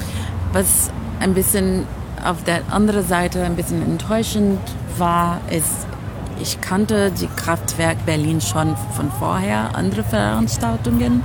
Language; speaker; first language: German; non-native, fluent; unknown